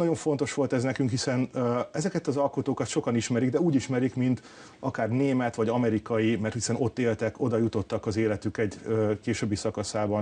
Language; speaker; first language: Hungarian; native; Hungarian